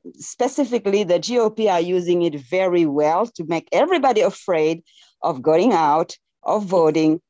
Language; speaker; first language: English; non-native, fluent; French